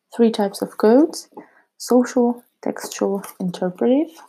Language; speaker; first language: English; non-native, fluent; Czech